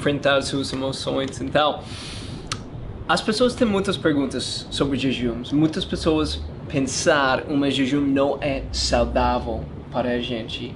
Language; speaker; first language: Portuguese; non-native, learner; English